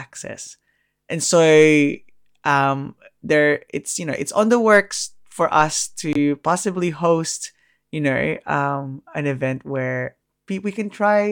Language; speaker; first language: English; non-native, local second language; Filipino